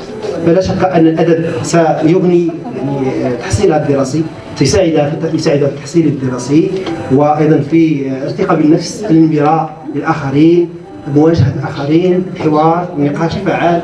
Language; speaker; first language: Arabic; native; Arabic